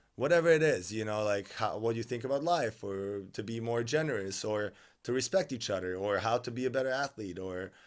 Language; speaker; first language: English; non-native, fluent; Serbian